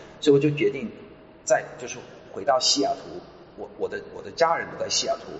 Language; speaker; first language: Chinese; non-native, fluent; English